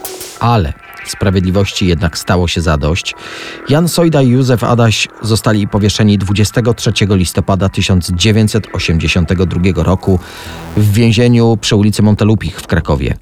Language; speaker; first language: Polish; native; Polish